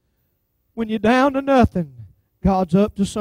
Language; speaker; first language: English; native; English